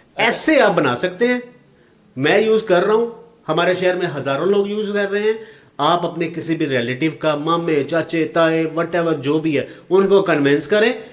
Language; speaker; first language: Urdu; non-native, local second language; Punjabi